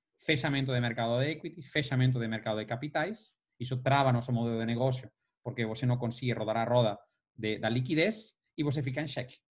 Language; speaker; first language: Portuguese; non-native, fluent; Spanish